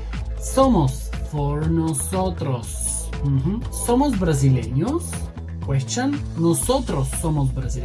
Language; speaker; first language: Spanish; non-native, fluent; Bulgarian